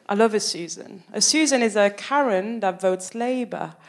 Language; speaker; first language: English; non-native, fluent; French